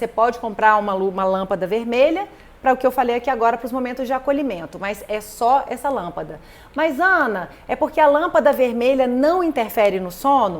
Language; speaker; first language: Portuguese; native; Portuguese